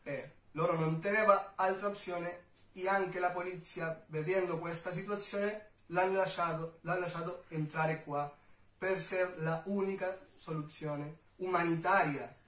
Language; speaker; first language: Italian; non-native, learner; Spanish